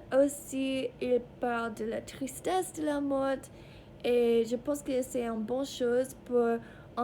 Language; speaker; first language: French; non-native, learner; English